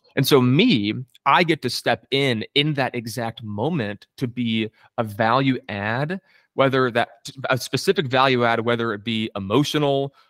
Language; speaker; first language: English; native; English